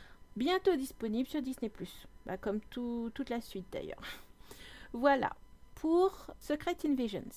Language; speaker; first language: French; native; French